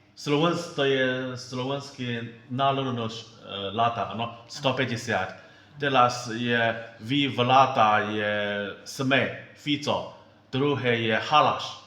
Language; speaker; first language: Slovak; non-native, learner; Chinese